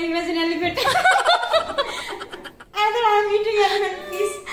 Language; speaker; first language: English; non-native, learner; Nepali